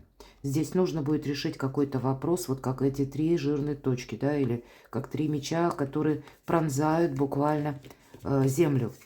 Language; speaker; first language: Russian; native; Russian